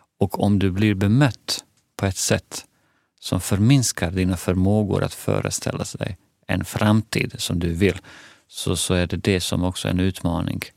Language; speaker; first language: Swedish; non-native, fluent; Bosnian